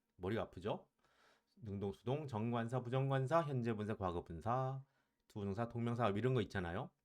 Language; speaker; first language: Korean; native; Korean